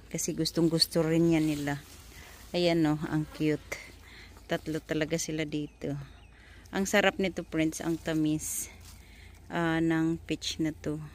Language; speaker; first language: Filipino; non-native, local second language; Masbatenyo